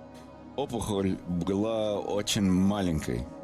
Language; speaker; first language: Russian; non-native, learner; English